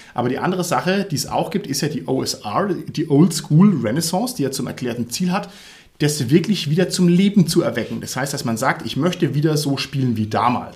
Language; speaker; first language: German; native; German